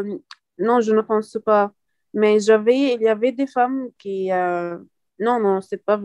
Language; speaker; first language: French; non-native, learner; Arabic